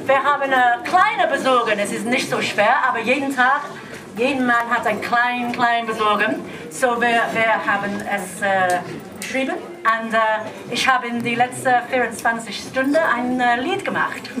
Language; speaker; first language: German; non-native, learner; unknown